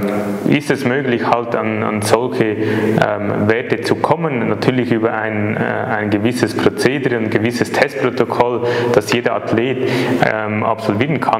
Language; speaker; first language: German; native; German